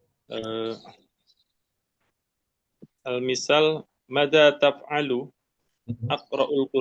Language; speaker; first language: Arabic; non-native, learner; Indonesian